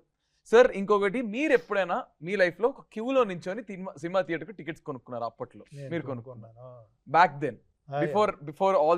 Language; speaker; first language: Telugu; native; Telugu